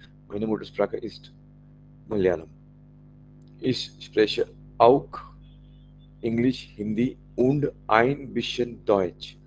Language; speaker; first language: German; non-native, fluent; Marathi